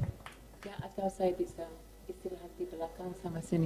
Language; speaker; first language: Indonesian; non-native, fluent; English